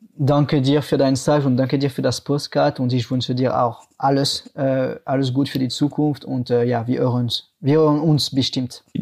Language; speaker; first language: German; non-native, fluent; French